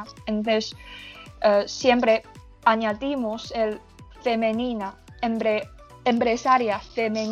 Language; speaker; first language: Spanish; non-native, learner; Chinese